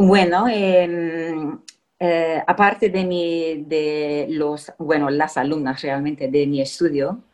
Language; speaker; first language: Spanish; non-native, fluent; English